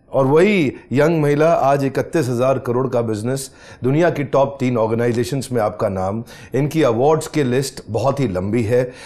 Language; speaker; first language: Hindi; native; Hindi